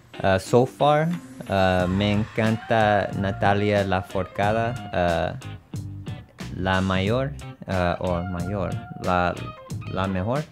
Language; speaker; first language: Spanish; non-native, learner; English